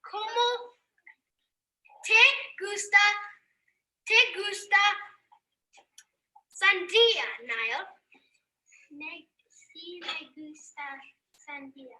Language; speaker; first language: Spanish; non-native, learner; English